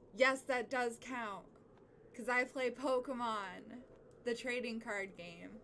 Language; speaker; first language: English; native; English